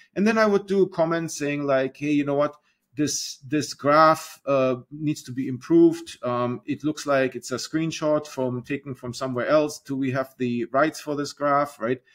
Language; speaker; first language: English; non-native, fluent; German